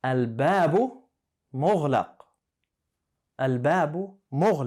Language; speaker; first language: Arabic; non-native, fluent; English